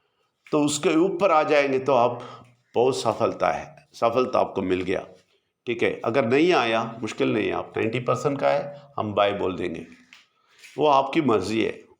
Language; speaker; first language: Hindi; non-native, local second language; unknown